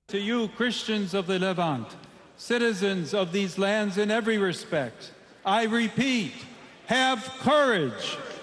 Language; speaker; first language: English; native; English